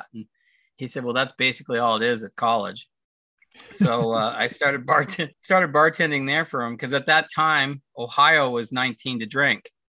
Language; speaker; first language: English; native; English